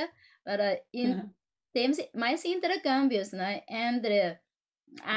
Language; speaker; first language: Portuguese; non-native, fluent; Chinese